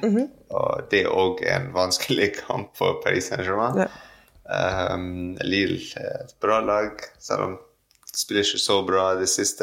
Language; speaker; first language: Norwegian; non-native, fluent; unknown